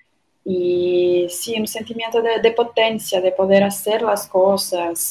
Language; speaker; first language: Spanish; non-native, fluent; Portuguese